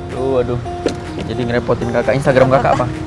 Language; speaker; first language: Indonesian; native; Indonesian